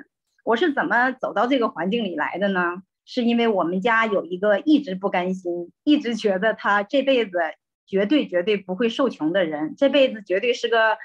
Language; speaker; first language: Chinese; native; Chinese